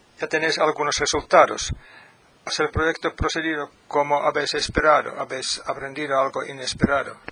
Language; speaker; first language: Spanish; non-native, fluent; Finnish